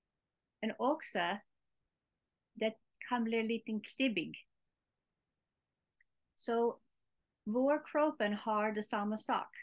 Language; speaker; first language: Swedish; non-native, learner; English